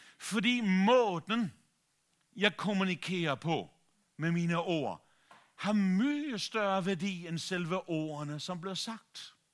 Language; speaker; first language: Danish; native; Danish